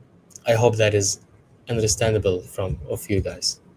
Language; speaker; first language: English; non-native, fluent; Arabic